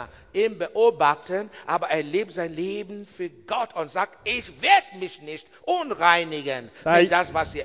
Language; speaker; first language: German; non-native, learner; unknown